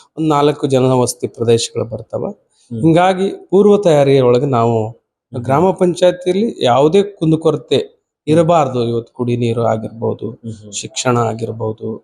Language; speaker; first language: Kannada; native; Kannada